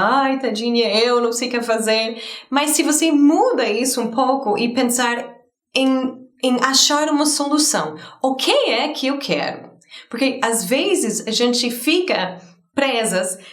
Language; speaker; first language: Portuguese; non-native, fluent; English